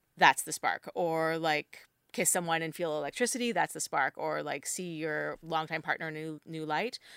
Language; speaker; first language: English; native; English